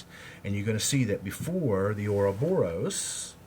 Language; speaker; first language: English; native; English